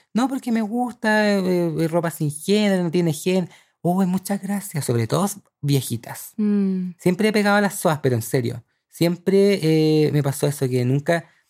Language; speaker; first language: Spanish; native; Spanish